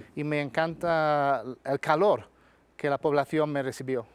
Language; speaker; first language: Spanish; non-native, fluent; English